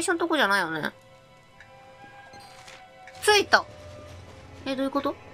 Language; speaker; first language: Japanese; native; Japanese